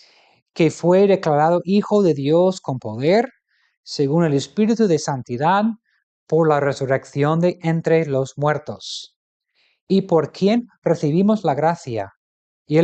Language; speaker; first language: Spanish; non-native, fluent; English